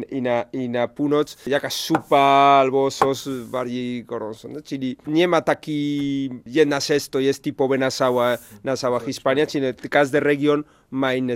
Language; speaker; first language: Polish; non-native, learner; Spanish